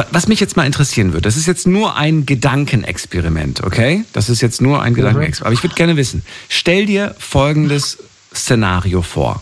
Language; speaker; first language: German; native; German